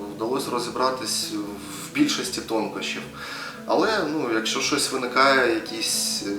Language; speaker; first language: Ukrainian; native; Ukrainian